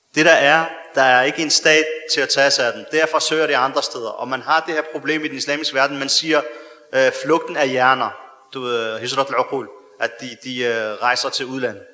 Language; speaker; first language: Danish; early bilingual, other home language; Arabic